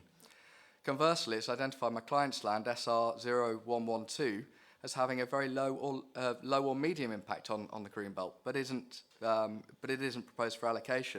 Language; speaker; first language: English; native; English